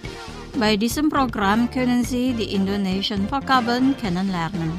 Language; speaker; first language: German; non-native, fluent; Indonesian